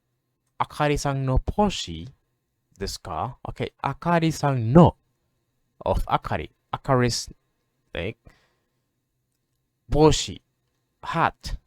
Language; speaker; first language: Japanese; non-native, learner; English